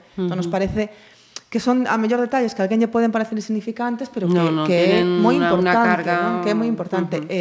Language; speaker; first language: Galician; non-native, local second language; Spanish